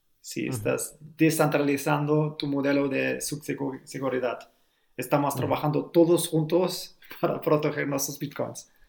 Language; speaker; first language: Spanish; non-native, learner; German